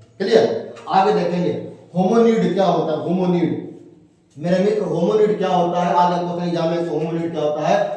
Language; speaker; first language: Hindi; native; Hindi